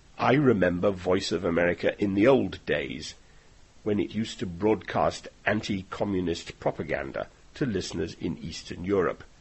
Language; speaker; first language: English; native; English